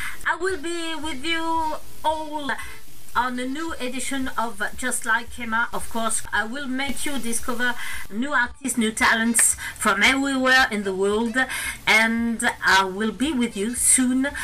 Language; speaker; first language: English; non-native, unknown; French